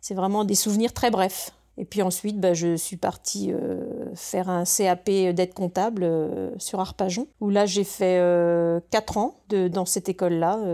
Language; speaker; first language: French; early bilingual, other home language; Portuguese